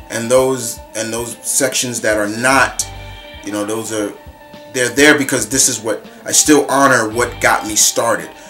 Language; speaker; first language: English; native; English